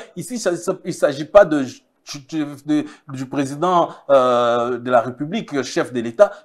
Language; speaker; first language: French; non-native, local second language; Swahili